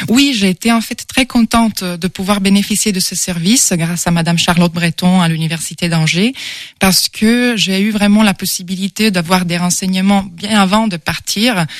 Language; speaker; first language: French; non-native, fluent; Italian